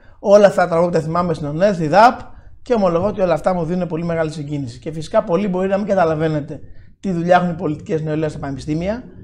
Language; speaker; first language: Greek; native; Greek